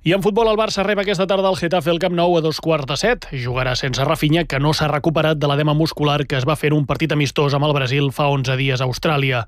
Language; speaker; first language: Catalan; native; Catalan